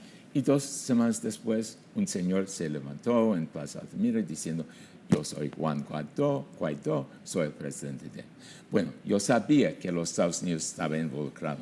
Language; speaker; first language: Spanish; non-native, fluent; English